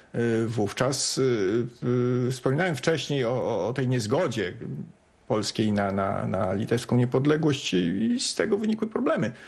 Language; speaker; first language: Polish; native; Polish